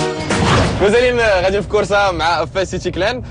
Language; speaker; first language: Arabic; native; Arabic